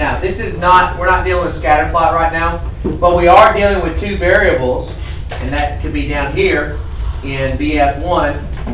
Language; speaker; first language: English; native; English